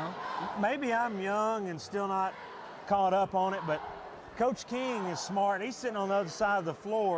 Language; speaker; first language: English; native; English